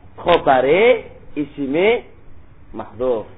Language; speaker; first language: Arabic; non-native, fluent; Indonesian